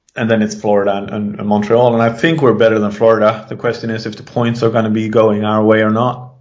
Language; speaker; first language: English; non-native, fluent; Swedish